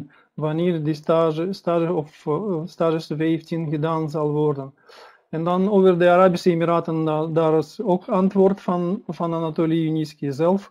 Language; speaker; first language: Dutch; non-native, learner; Russian